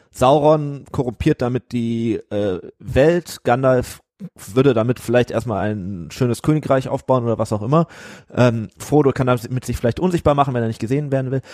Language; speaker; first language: German; native; German